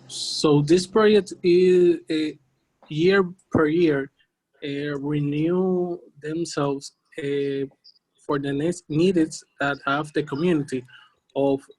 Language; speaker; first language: English; non-native, learner; Spanish